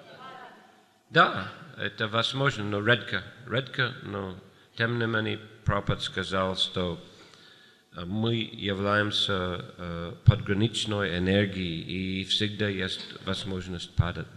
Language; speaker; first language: Russian; non-native, fluent; English